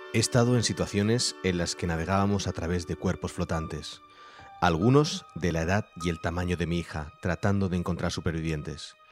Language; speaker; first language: Spanish; native; Spanish